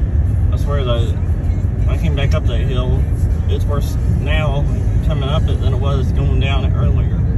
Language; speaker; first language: English; native; English